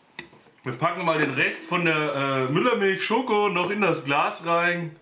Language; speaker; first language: German; native; German